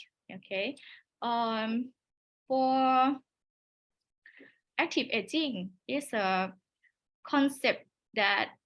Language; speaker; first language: English; non-native, learner; Thai